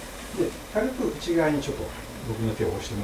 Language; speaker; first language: Japanese; native; Japanese